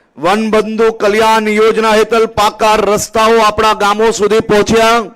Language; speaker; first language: Gujarati; native; Gujarati